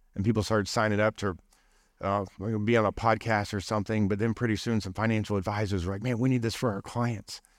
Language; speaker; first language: English; native; English